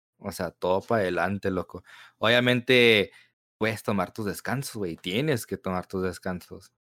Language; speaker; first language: Spanish; early bilingual, heritage; Spanish